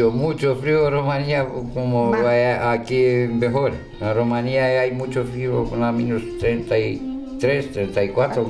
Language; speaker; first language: Spanish; non-native, learner; Romanian